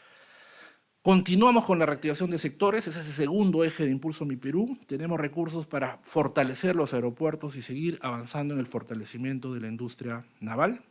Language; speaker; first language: Spanish; native; Spanish